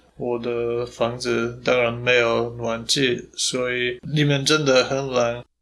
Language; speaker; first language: Chinese; non-native, fluent; Polish